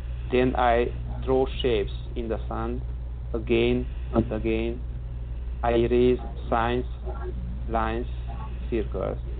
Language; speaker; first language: English; non-native, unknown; Hungarian